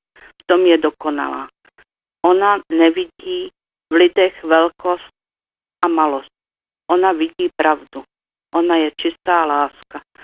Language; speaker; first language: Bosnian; non-native, fluent; Czech